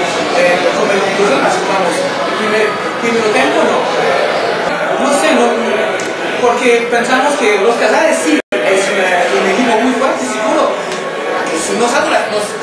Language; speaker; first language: Spanish; non-native, learner; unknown